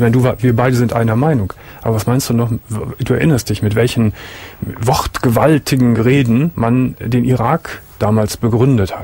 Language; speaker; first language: German; native; German